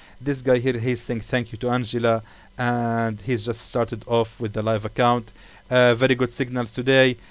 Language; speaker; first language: English; non-native, fluent; Arabic